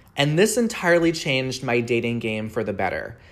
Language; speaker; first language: English; native; English